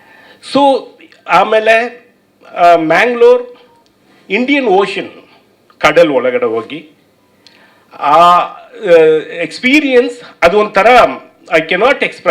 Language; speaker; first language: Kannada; non-native, learner; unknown